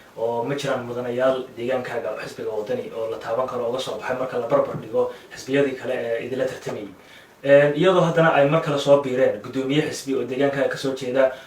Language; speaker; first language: Somali; native; Somali